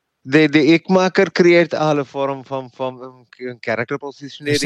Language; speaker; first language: Dutch; non-native, fluent; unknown